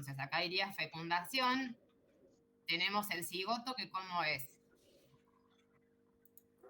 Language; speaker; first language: Spanish; native; Spanish